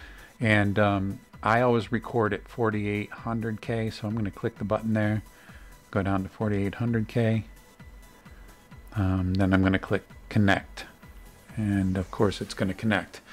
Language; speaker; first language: English; native; English